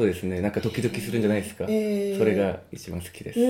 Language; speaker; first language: Japanese; non-native, fluent; Korean